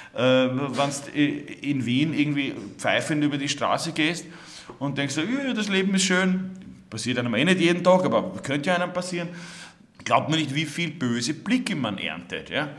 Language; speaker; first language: German; native; German